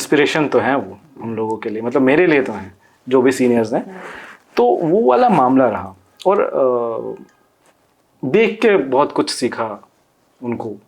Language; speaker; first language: Hindi; non-native, local second language; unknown